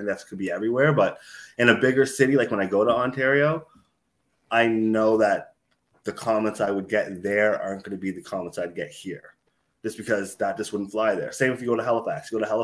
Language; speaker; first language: English; native; English